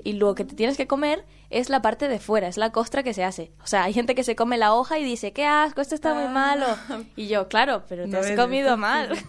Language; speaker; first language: Spanish; native; Spanish